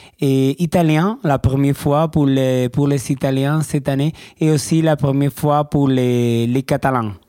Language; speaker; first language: French; non-native, learner; Spanish